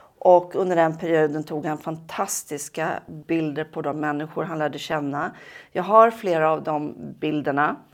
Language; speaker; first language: Swedish; native; Swedish